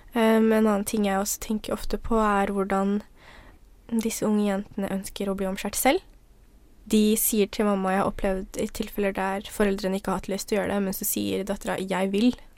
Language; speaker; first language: Norwegian; early bilingual, other home language; Somali